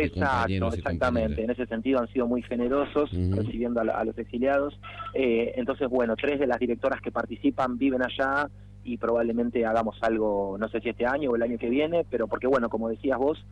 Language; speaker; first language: Spanish; native; Spanish